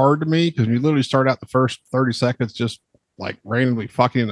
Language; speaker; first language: English; native; English